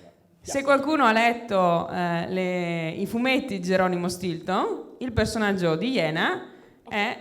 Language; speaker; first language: Italian; native; Italian